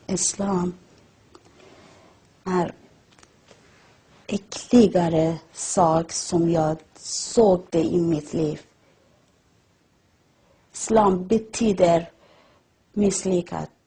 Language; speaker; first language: Swedish; non-native, learner; Persian